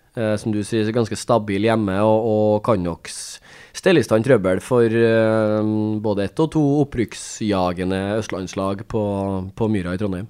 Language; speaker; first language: Norwegian; native; Norwegian